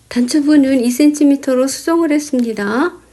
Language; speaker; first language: Korean; native; Korean